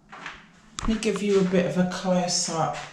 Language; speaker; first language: English; native; English